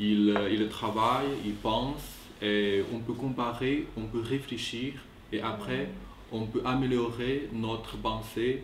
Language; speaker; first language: French; non-native, fluent; Chinese